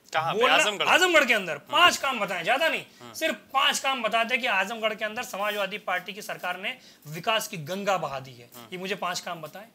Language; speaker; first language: Hindi; native; Hindi